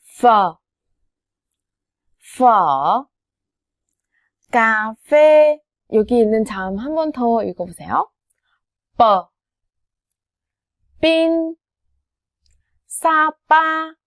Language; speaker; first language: Korean; non-native, fluent; Vietnamese